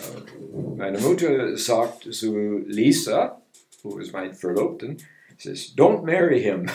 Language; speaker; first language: German; non-native, learner; English